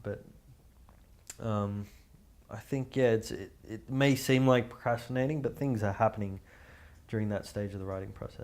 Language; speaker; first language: English; native; English